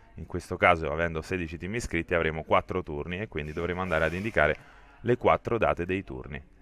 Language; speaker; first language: Italian; native; Italian